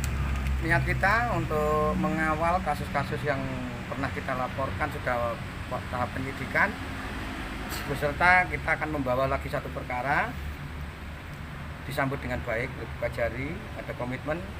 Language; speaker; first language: Indonesian; non-native, local second language; Javanese